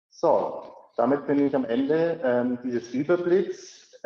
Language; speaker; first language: German; native; German